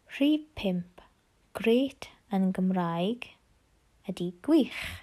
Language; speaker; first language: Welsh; non-native, learner; English